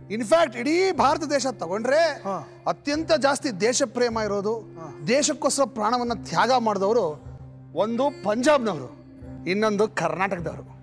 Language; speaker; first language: Kannada; native; Kannada